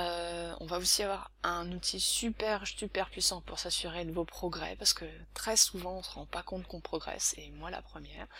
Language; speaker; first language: French; native; French